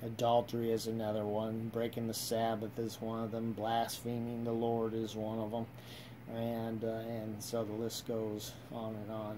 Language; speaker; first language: English; native; English